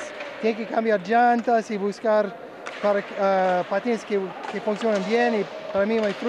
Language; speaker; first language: Spanish; non-native, fluent; English